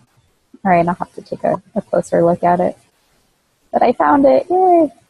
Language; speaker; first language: English; native; English